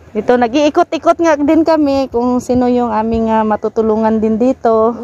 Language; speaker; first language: Filipino; non-native, local second language; Cebuano